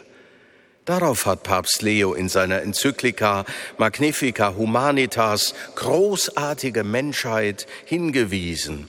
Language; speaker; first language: German; native; German